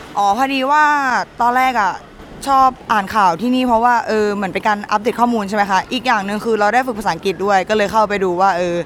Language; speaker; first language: Thai; native; Thai